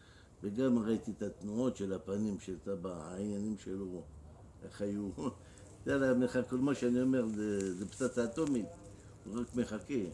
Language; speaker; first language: Hebrew; non-native, fluent; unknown